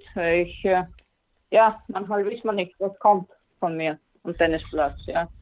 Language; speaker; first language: German; non-native, fluent; Latvian